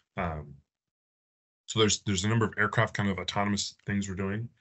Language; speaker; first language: English; native; English